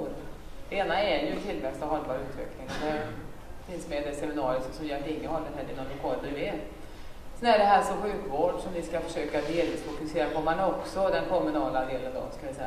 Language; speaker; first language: Swedish; native; Swedish